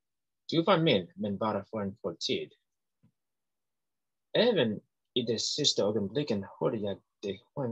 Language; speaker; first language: Swedish; non-native, learner; English